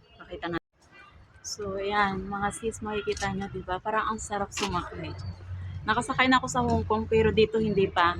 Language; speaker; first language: Filipino; native; Filipino